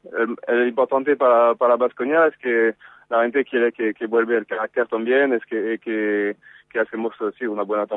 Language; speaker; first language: Spanish; non-native, fluent; French